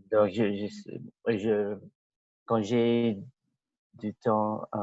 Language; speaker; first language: French; non-native, fluent; English